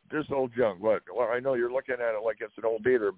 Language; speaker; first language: English; native; English